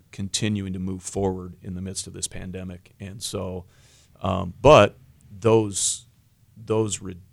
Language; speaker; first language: English; native; English